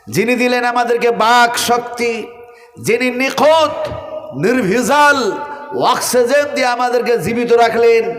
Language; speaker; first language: Bangla; non-native, local second language; Urdu